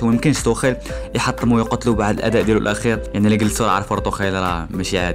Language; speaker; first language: Arabic; native; Arabic